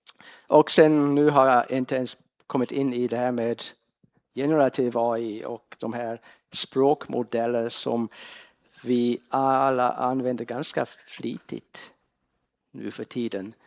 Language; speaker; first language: Swedish; non-native, fluent; English